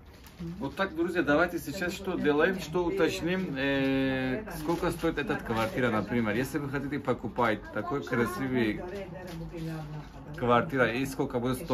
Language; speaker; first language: Russian; non-native, learner; Turkish